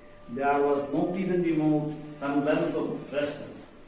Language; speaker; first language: English; non-native, local second language; Bangla